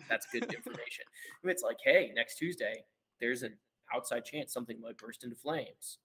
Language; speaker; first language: English; native; English